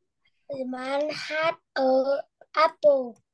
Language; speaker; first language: English; non-native, learner; Vietnamese